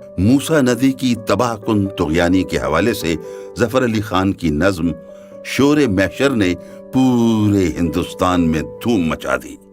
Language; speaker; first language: Urdu; native; Urdu